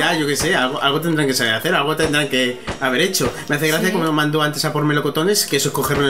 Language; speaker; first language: Spanish; native; Spanish